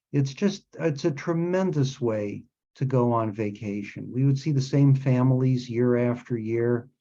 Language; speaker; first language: English; native; English